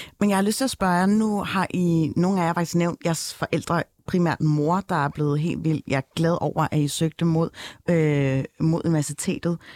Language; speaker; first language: Danish; early bilingual, other home language; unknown